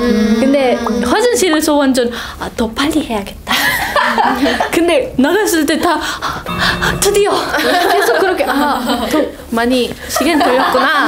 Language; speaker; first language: Korean; non-native, learner; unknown